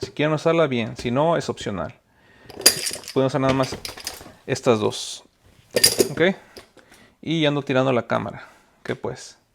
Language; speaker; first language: Spanish; native; Spanish